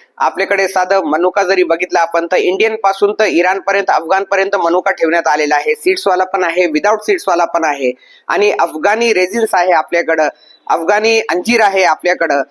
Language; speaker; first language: Marathi; native; Marathi